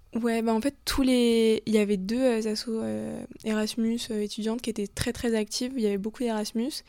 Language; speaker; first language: French; native; French